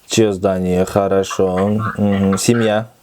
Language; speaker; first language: Russian; non-native, local second language; Kyrgyz